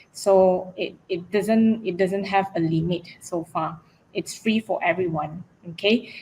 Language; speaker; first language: English; non-native, local second language; Malay